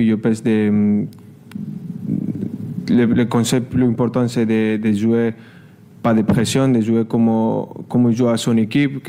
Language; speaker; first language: French; non-native, learner; Spanish